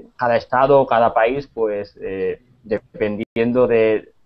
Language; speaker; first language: Spanish; native; Spanish